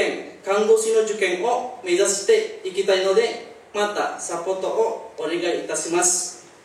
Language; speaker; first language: Japanese; non-native, learner; Indonesian